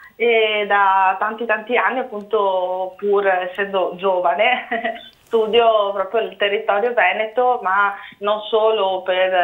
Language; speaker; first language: Italian; native; Italian